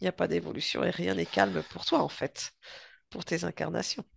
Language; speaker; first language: French; native; French